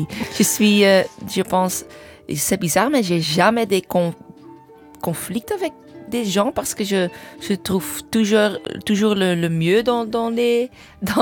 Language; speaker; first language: French; non-native, learner; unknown